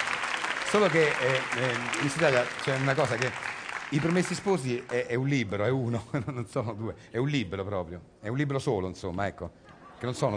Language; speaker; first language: Italian; native; Italian